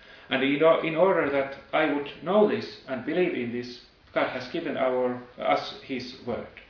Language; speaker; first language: English; non-native, fluent; Finnish